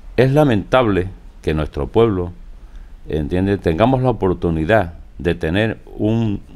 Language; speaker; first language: Spanish; native; Spanish